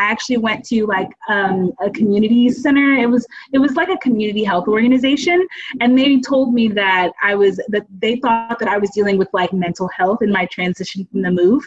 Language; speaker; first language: English; native; English